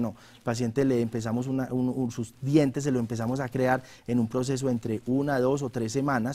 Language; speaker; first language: Spanish; native; Spanish